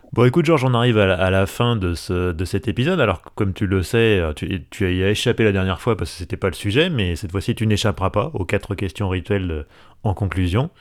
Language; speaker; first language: French; native; French